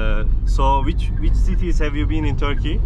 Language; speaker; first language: English; non-native, learner; Turkish